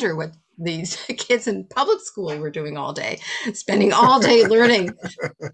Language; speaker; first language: English; native; English